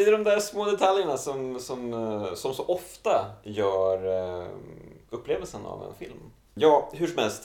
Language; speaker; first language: Swedish; native; Swedish